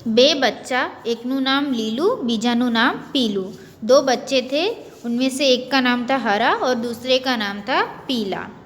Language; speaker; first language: Hindi; non-native, local second language; Gujarati